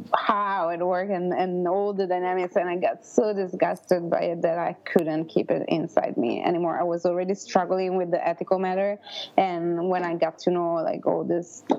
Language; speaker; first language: English; non-native, fluent; Italian